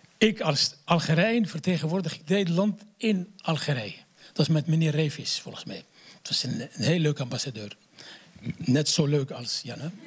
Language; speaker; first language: Dutch; non-native, fluent; Arabic